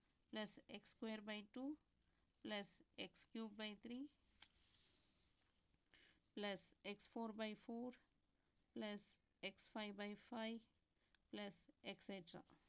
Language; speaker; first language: English; non-native, local second language; Kannada